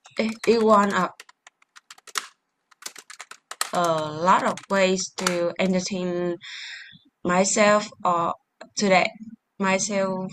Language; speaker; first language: English; non-native, learner; Vietnamese